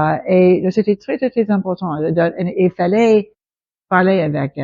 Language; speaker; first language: French; non-native, local second language; English